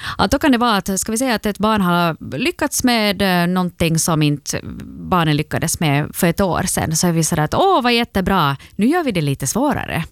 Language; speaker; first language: Swedish; native; Swedish